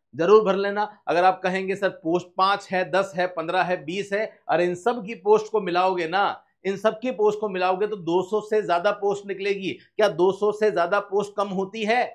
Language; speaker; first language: Hindi; native; Hindi